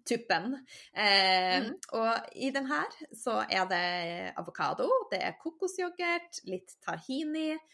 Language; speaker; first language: Norwegian; native; Norwegian